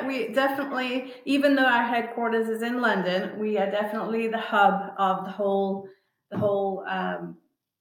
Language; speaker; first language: English; native; English